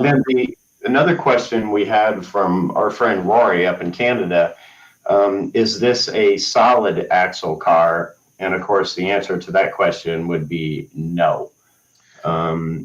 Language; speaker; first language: English; native; English